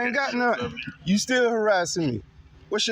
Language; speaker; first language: English; native; English